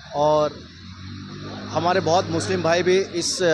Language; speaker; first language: Hindi; non-native, local second language; Bangla